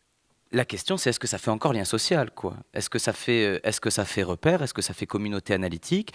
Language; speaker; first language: French; native; French